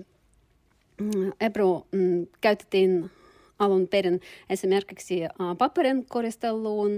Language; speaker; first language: Finnish; non-native, learner; Turkish